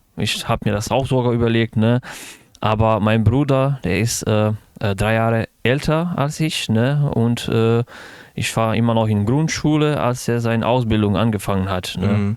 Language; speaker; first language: German; non-native, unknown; Bosnian